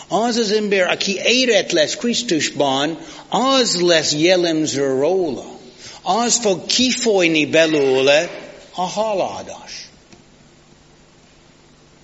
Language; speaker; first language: Hungarian; non-native, fluent; English